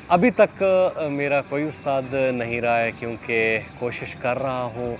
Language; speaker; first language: Urdu; non-native, local second language; Saraiki